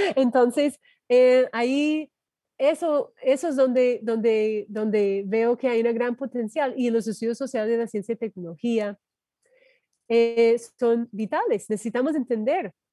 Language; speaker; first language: Spanish; non-native, fluent; English